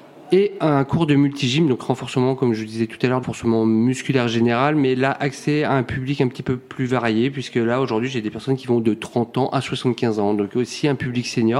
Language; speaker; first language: French; native; French